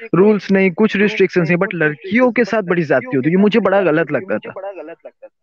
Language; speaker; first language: Hindi; non-native, local second language; Urdu